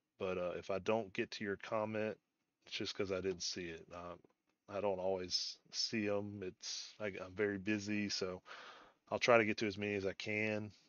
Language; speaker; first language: English; native; English